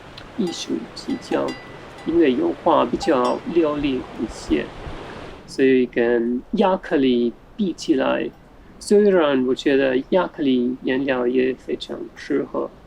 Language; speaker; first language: Chinese; non-native, fluent; German